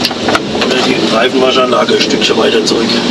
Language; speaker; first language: German; native; German